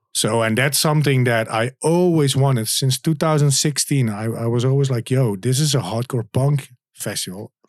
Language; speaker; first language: English; non-native, fluent; Dutch